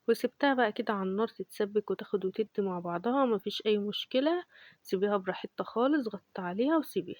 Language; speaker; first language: Arabic; native; Arabic